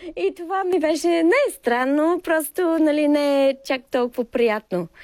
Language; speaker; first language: Bulgarian; non-native, fluent; English